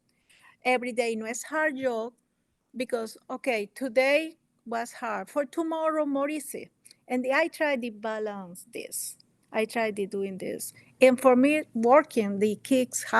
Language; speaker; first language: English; non-native, learner; Spanish